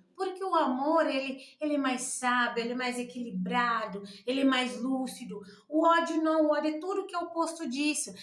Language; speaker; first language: Portuguese; non-native, local second language; Kabuverdianu